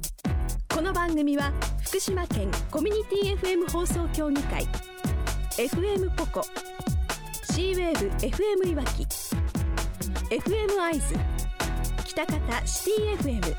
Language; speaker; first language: Japanese; native; Japanese